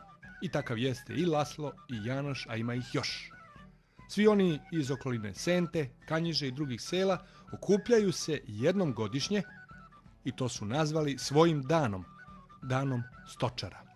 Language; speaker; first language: Bosnian; native; Bosnian